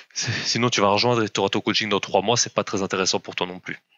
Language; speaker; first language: French; native; French